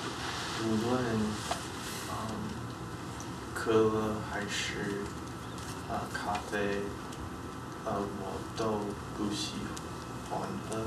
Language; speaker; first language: Chinese; non-native, learner; English